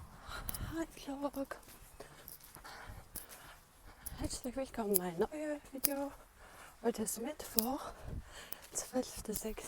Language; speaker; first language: German; non-native, learner; Mongolian